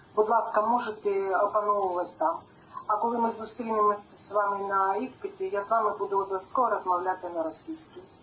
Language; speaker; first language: Ukrainian; non-native, local second language; Russian